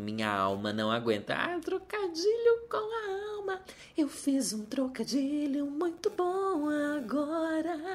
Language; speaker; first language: Portuguese; native; Portuguese